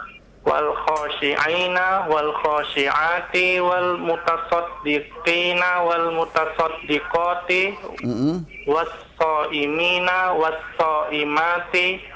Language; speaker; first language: Arabic; non-native, learner; Indonesian